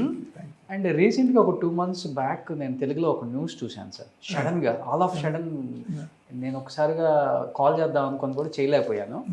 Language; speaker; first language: Telugu; native; Telugu